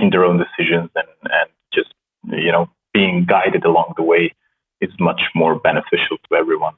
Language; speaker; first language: English; non-native, fluent; Slovenian